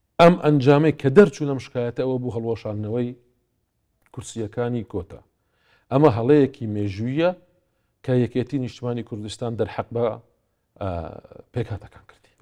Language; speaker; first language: Central Kurdish; non-native, local second language; Assyrian Neo-Aramaic